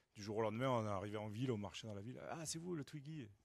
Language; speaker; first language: French; native; French